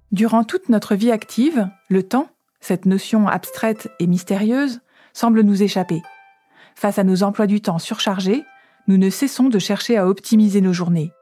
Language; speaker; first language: French; native; French